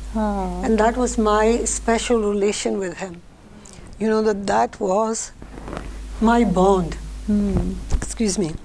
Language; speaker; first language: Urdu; early bilingual, heritage; Urdu